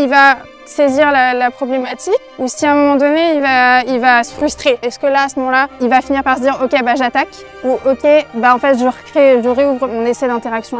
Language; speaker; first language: French; native; French